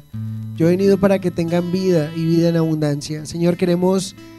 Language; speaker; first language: Spanish; native; Spanish